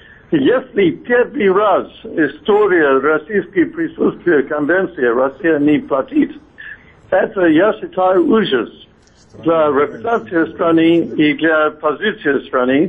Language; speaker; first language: Russian; non-native, fluent; English